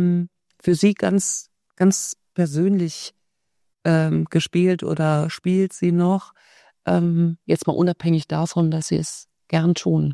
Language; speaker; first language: German; native; German